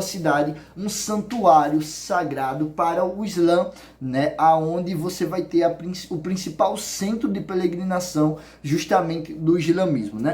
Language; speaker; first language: Portuguese; native; Portuguese